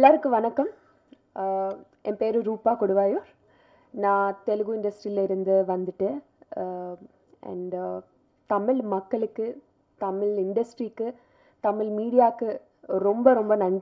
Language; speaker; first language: Tamil; non-native, local second language; Telugu